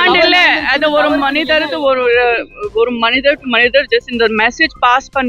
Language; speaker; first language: Tamil; non-native, fluent; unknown